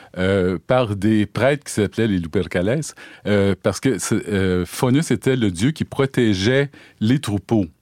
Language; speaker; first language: French; native; French